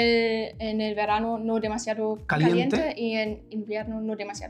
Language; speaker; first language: Spanish; non-native, fluent; German